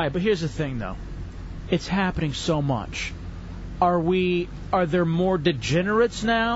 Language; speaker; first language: English; native; English